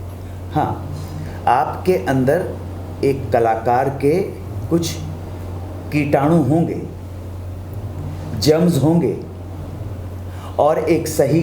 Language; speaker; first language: Hindi; native; Hindi